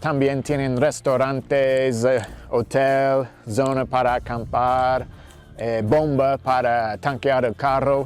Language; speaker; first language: Spanish; non-native, fluent; English